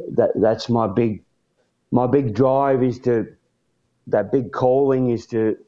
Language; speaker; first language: English; native; English